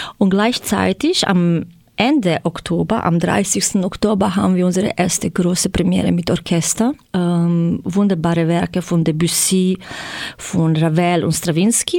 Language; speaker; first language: German; non-native, fluent; Croatian